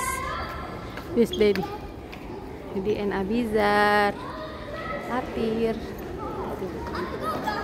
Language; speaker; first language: English; non-native, learner; Indonesian